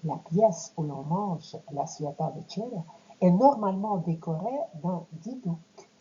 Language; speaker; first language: French; non-native, fluent; Ukrainian